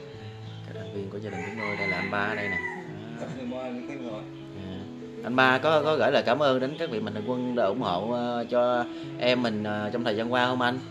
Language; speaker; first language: Vietnamese; native; Vietnamese